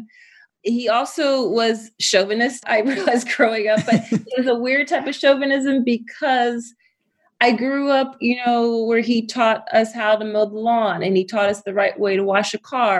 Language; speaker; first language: English; native; English